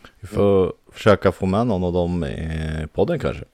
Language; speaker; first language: Swedish; native; Swedish